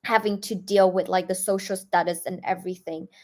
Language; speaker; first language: English; non-native, fluent; Vietnamese